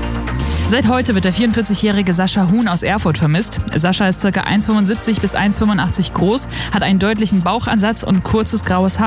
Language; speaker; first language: German; native; German